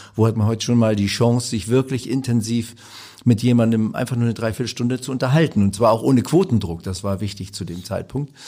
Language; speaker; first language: German; native; German